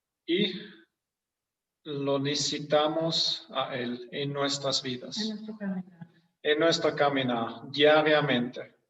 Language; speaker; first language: Spanish; non-native, fluent; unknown